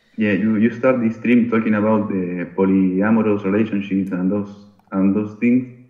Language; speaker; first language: English; non-native, learner; Spanish